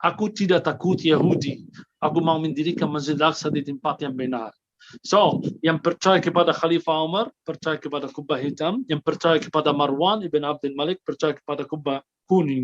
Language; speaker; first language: Indonesian; non-native, fluent; Arabic